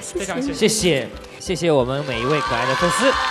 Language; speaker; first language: Chinese; native; Chinese